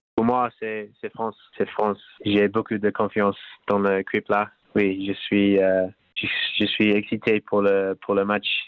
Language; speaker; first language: French; non-native, learner; English